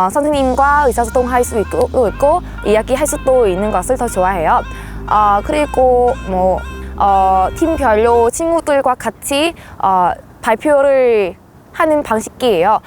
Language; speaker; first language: Korean; non-native, fluent; Vietnamese